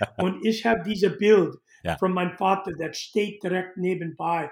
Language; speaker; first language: German; non-native, learner; English